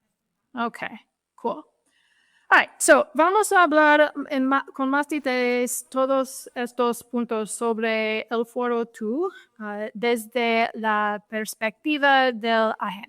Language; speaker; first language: Spanish; non-native, fluent; English